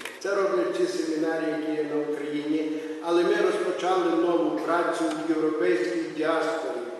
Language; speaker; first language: Ukrainian; native; Ukrainian